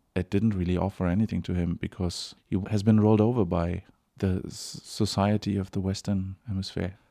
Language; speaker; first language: English; non-native, fluent; German